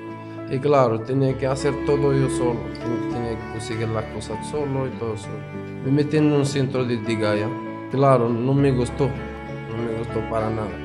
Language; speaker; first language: Spanish; non-native, fluent; Arabic